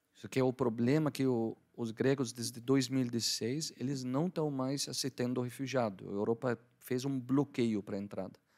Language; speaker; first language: Portuguese; non-native, fluent; Arabic